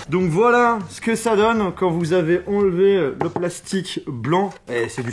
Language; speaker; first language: French; native; French